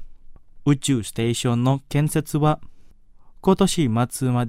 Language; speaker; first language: Japanese; non-native, fluent; Indonesian